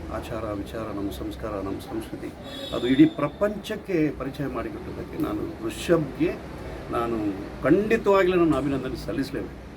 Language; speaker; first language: Kannada; non-native, local second language; Tulu